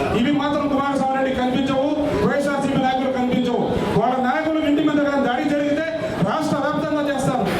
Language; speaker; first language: Telugu; native; Telugu